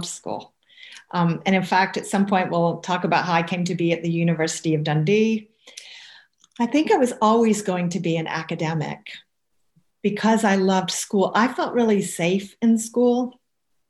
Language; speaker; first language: English; native; English